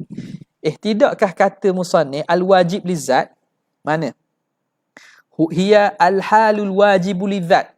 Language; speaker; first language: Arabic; non-native, learner; Malay